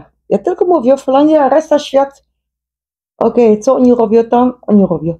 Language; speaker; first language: Polish; non-native, learner; Dutch